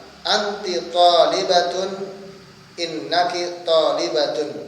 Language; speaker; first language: Arabic; non-native, fluent; Indonesian